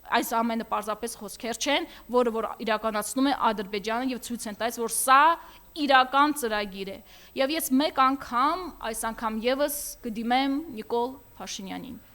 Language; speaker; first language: Armenian; native; Armenian